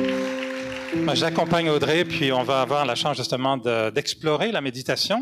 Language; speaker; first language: French; native; French